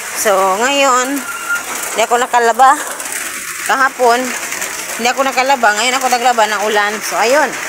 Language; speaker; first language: Filipino; non-native, local second language; Cebuano